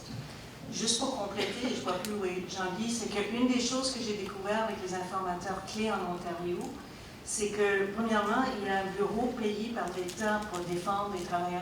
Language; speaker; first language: French; native; French